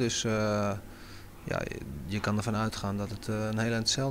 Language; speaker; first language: Dutch; native; Dutch